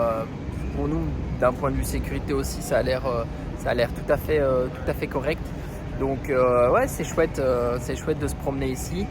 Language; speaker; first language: French; native; French